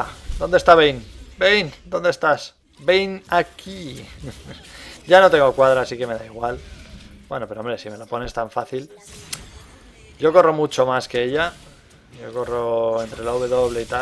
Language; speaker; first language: Spanish; native; Spanish